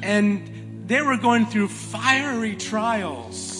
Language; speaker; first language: English; native; English